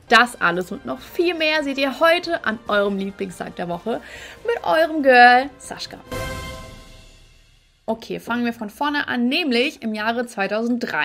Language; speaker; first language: German; native; German